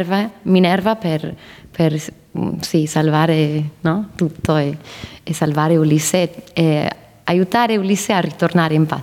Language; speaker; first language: Italian; non-native, fluent; English